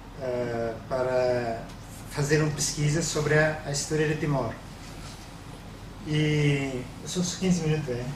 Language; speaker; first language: Portuguese; non-native, learner; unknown